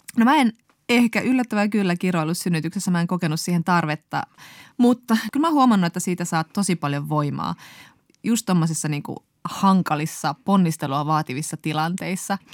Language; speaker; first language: Finnish; native; Finnish